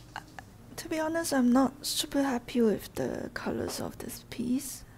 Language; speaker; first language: English; non-native, local second language; Cantonese